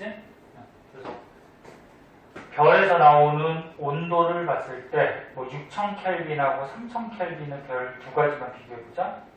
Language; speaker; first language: Korean; native; Korean